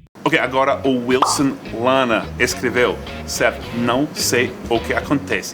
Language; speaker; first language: Portuguese; non-native, fluent; English